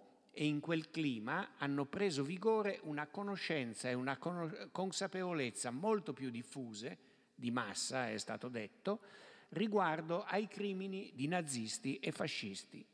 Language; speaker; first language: Italian; native; Italian